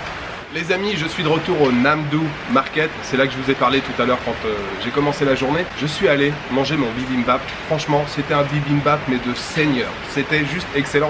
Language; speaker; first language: French; native; French